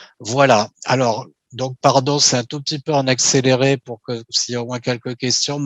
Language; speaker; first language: French; native; French